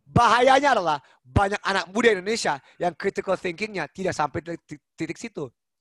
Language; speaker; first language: Indonesian; early bilingual, heritage; Indonesian